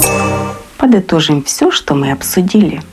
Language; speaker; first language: Russian; native; Russian